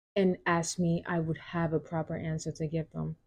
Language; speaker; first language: English; early bilingual, other home language; Wolof